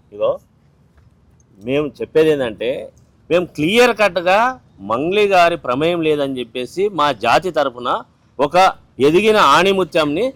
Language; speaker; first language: Telugu; non-native, local second language; Lambadi